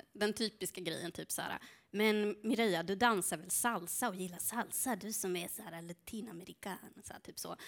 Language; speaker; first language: Swedish; early bilingual, other home language; Spanish